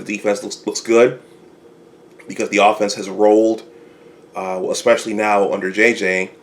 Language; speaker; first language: English; native; English